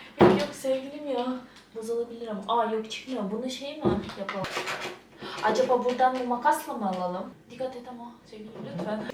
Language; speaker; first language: Turkish; non-native, learner; Russian